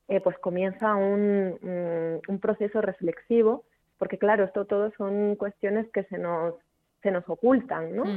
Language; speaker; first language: Spanish; native; Spanish